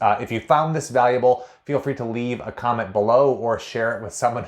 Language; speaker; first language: English; native; English